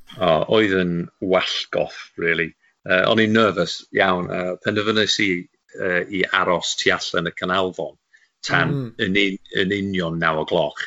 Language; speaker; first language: Welsh; non-native, local second language; English